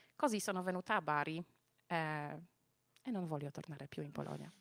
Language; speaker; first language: Italian; non-native, fluent; Polish